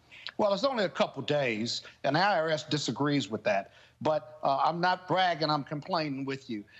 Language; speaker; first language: English; native; English